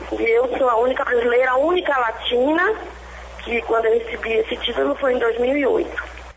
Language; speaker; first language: Portuguese; native; Portuguese